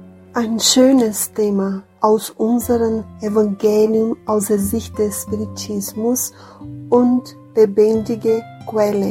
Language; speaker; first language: German; non-native, fluent; Portuguese